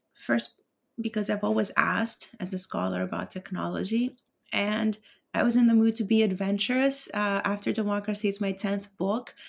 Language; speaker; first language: English; non-native, fluent; Greek